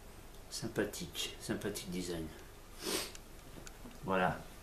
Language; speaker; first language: French; native; French